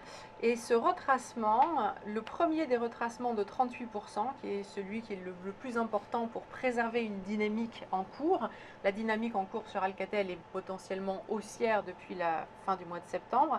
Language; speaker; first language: French; native; French